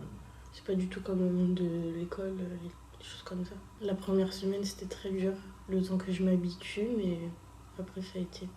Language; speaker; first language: French; native; French